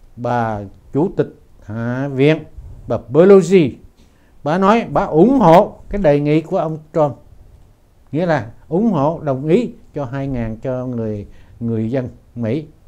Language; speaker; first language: Vietnamese; native; Vietnamese